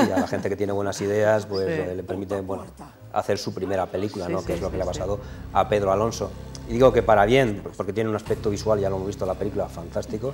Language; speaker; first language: Spanish; native; Spanish